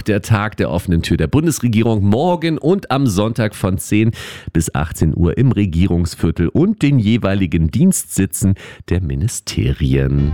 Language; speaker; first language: German; native; German